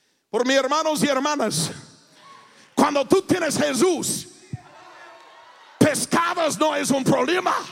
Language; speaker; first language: Spanish; non-native, learner; English